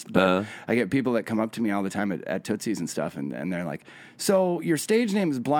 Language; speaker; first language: English; native; English